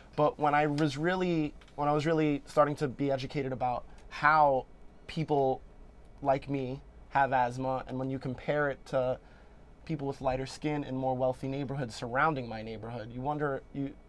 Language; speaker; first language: English; native; English